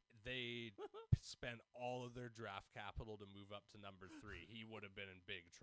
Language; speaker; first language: English; native; English